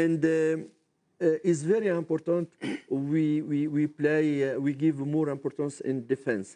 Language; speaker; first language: English; non-native, learner; French